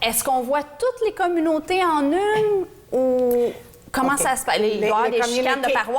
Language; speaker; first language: French; native; French